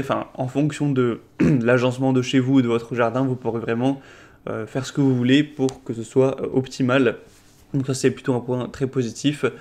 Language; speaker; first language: French; native; French